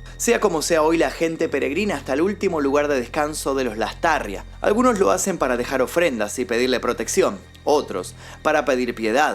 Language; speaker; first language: Spanish; native; Spanish